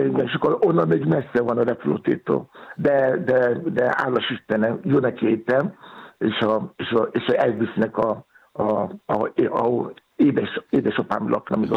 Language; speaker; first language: Hungarian; non-native, fluent; Yoruba